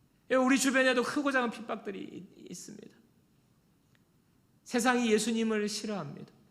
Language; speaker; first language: Korean; native; Korean